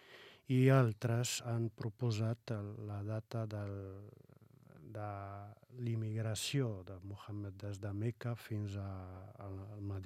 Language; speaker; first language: Catalan; non-native, fluent; Arabic